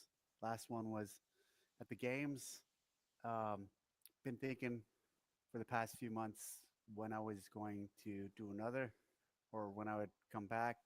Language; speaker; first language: English; native; English